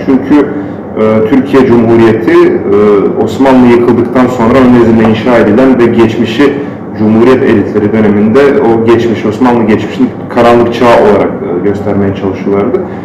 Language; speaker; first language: Turkish; non-native, fluent; Bosnian